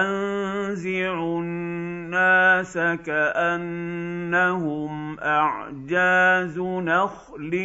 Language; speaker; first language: Arabic; native; Arabic